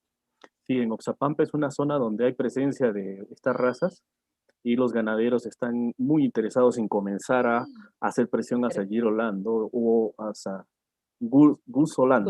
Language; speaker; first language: Spanish; native; Spanish